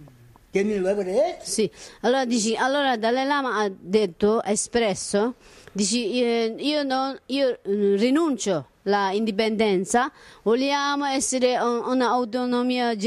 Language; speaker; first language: Italian; non-native, learner; Tibetan